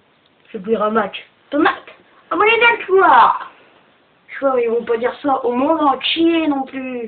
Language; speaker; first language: French; native; French